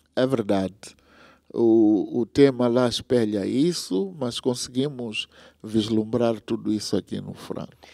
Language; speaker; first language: Portuguese; non-native, local second language; Tsonga